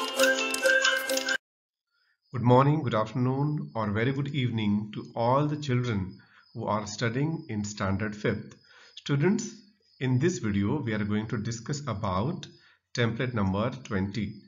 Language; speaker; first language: English; non-native, local second language; Marathi